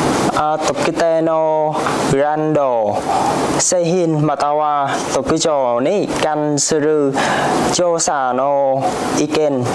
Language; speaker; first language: Japanese; non-native, learner; Vietnamese